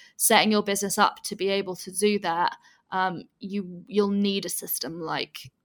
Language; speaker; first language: English; native; English